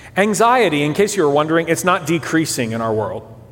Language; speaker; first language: English; early bilingual, other home language; Portuguese